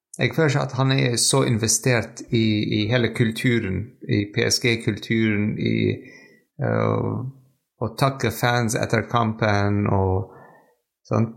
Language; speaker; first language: Norwegian; non-native, fluent; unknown